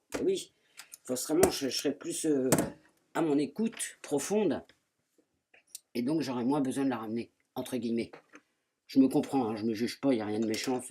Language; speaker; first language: French; native; French